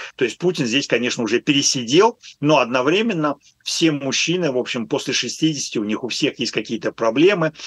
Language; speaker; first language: Russian; native; Russian